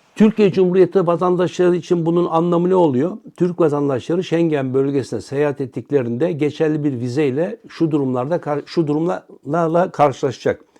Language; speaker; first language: Turkish; native; Turkish